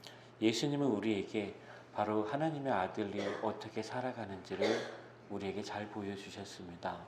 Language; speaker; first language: Korean; native; Korean